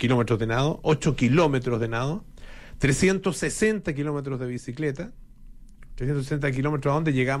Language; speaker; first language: Spanish; native; Spanish